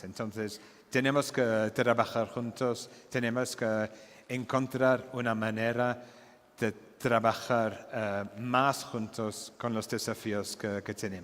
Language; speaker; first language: Spanish; non-native, fluent; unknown